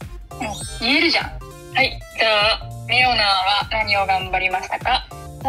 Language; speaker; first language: Japanese; native; Japanese